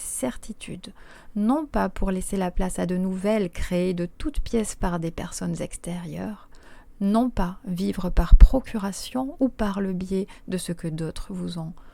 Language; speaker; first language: French; native; French